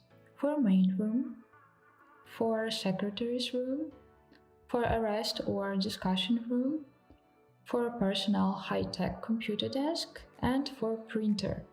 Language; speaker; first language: English; non-native, fluent; Ukrainian